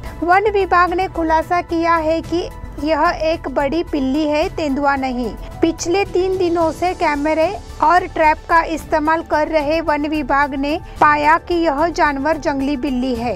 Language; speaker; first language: Hindi; non-native, local second language; Marathi